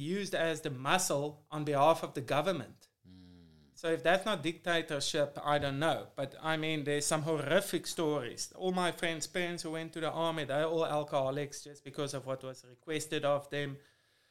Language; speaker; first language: English; non-native, fluent; Afrikaans